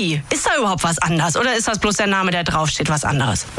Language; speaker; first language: German; native; German